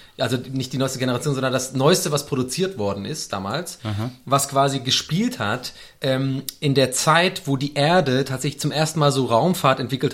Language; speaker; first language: German; native; German